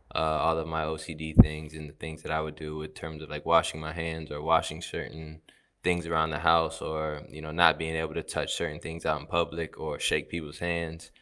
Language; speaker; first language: English; native; English